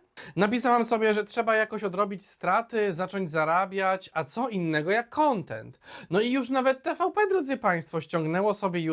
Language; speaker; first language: Polish; native; Polish